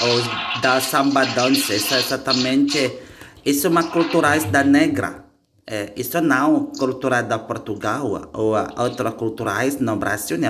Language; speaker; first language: Portuguese; non-native, learner; Indonesian